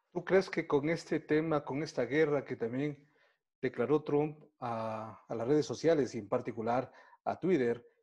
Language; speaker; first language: Spanish; native; Spanish